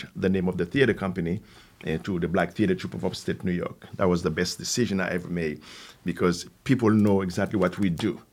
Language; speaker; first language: English; non-native, fluent; Haitian Creole